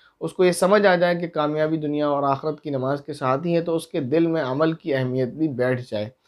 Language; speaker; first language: Urdu; native; Urdu